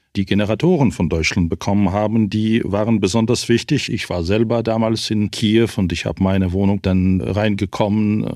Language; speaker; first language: German; non-native, fluent; Ukrainian